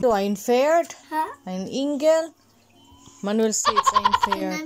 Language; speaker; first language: German; non-native, learner; Cebuano